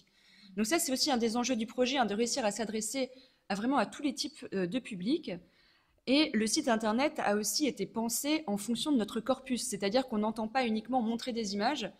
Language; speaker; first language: French; native; French